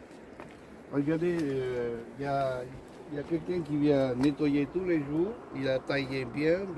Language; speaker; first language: French; non-native, learner; Hmong